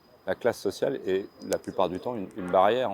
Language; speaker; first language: French; native; French